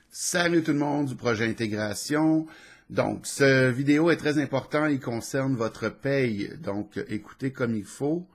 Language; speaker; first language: French; native; French